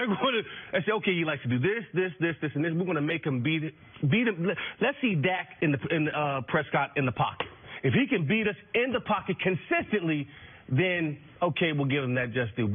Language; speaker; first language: English; native; English